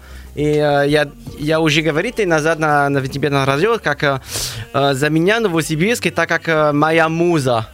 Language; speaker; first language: Russian; non-native, learner; French